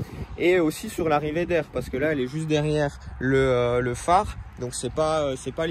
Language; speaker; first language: French; native; French